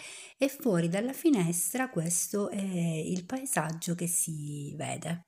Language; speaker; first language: Italian; native; Italian